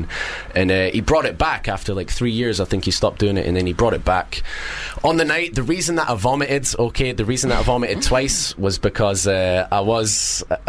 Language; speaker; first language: English; native; English